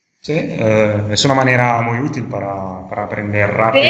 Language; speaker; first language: Spanish; non-native, fluent; Italian